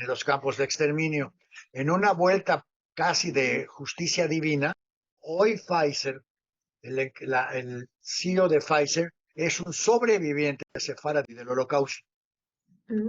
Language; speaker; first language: Spanish; native; Spanish